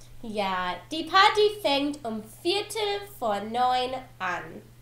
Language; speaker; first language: German; non-native, learner; English